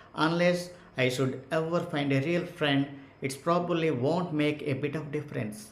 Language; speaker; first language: English; non-native, local second language; Telugu